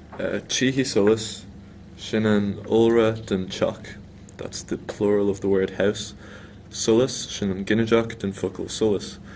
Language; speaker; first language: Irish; non-native, local second language; English